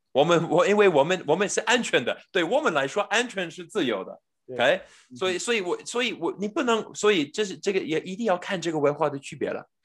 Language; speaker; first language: Chinese; non-native, fluent; English